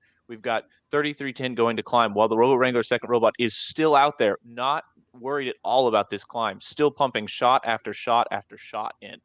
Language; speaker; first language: English; native; English